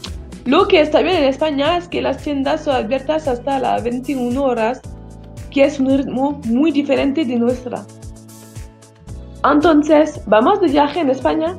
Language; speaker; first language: Spanish; non-native, learner; French